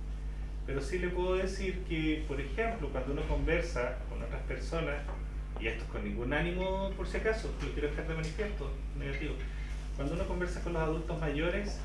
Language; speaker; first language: Spanish; native; Spanish